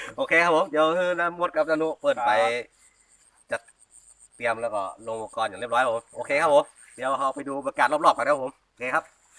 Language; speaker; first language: Thai; native; Thai